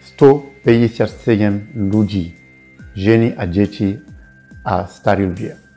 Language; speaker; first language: Slovak; non-native, fluent; Bambara